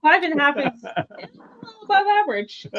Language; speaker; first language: English; native; English